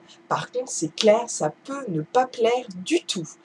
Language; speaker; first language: French; native; French